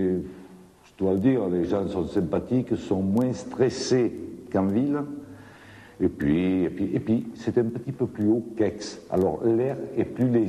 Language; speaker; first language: French; native; French